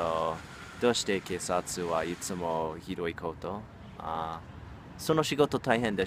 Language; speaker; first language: Japanese; non-native, learner; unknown